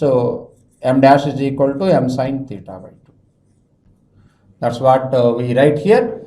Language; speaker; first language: English; non-native, local second language; Telugu